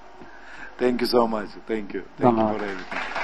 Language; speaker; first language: English; non-native, learner; Turkish